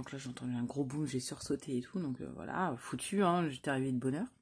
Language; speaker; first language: French; native; French